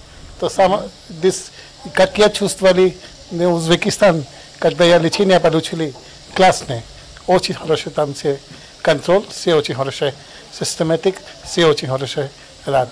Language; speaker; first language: Russian; non-native, learner; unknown